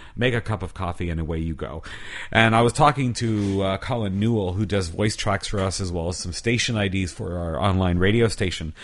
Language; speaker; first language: English; native; English